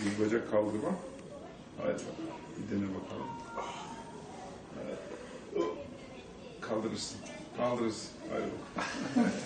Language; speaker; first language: Turkish; native; Turkish